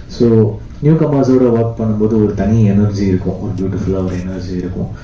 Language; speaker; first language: Tamil; native; Tamil